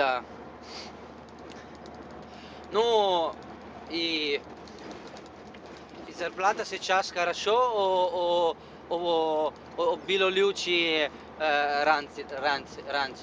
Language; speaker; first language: Russian; non-native, learner; Italian